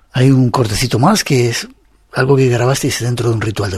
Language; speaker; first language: Spanish; native; Spanish